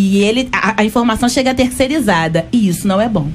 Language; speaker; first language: Portuguese; native; Portuguese